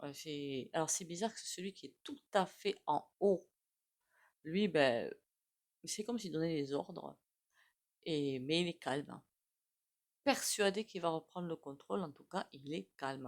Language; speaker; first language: French; native; French